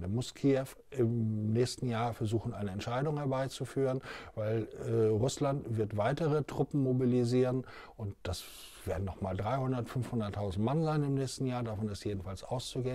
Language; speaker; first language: German; native; German